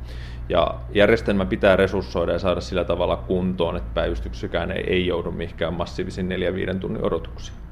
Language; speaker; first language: Finnish; native; Finnish